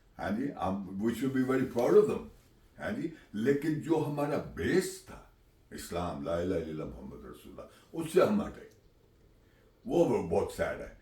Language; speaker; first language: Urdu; non-native, local second language; Punjabi